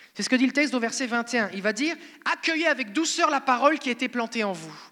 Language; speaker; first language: French; native; French